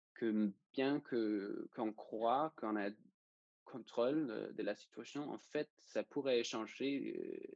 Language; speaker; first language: French; non-native, fluent; Danish